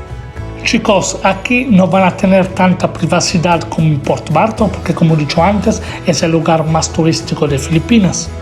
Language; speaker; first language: Spanish; non-native, fluent; Italian